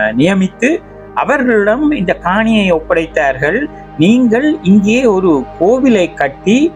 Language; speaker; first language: Tamil; native; Tamil